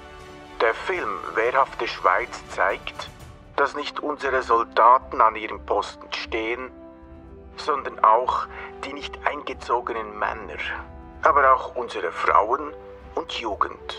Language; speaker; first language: German; native; German